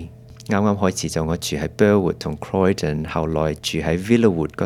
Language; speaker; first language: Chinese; early bilingual, heritage; Cantonese